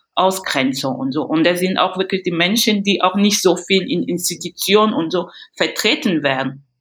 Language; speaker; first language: German; non-native, fluent; French